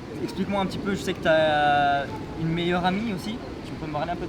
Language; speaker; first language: French; native; French